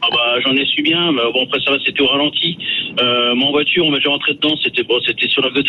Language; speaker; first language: French; native; French